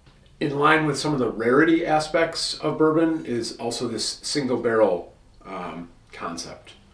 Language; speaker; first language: English; native; English